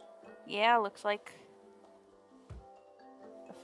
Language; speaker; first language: English; native; English